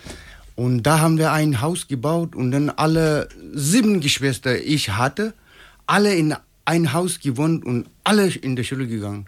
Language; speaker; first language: German; non-native, fluent; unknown